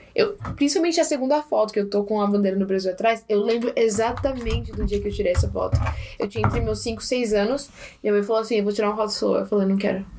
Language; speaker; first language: Portuguese; early bilingual, heritage; Portuguese